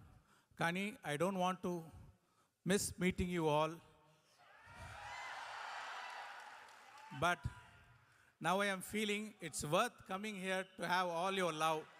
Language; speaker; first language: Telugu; non-native, local second language; Tamil